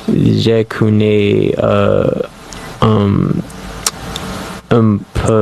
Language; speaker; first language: French; non-native, learner; English